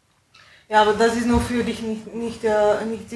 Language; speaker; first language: German; non-native, fluent; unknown